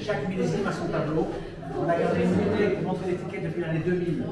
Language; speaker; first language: French; native; French